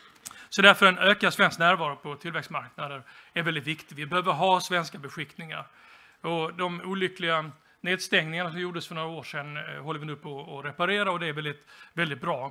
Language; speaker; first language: Swedish; native; Swedish